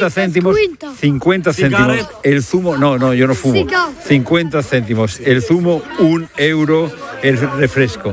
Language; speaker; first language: Spanish; native; Spanish